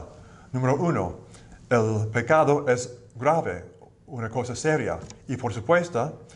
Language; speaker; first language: Spanish; non-native, fluent; English